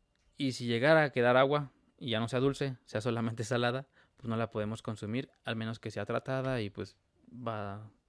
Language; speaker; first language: Spanish; native; Spanish